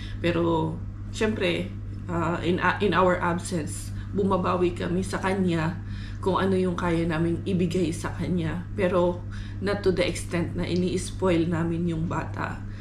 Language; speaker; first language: Filipino; non-native, local second language; Cebuano